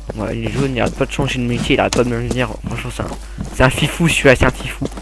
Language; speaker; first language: French; native; French